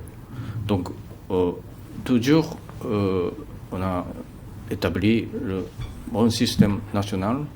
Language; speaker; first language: French; non-native, fluent; Japanese